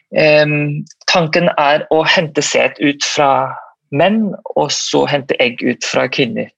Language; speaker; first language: Norwegian; non-native, fluent; Malay